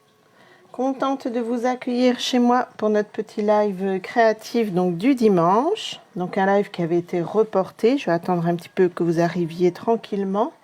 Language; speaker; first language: French; native; French